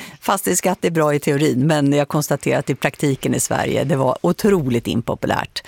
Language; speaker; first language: Swedish; native; Swedish